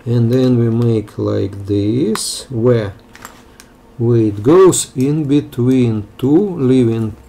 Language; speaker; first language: English; non-native, fluent; Russian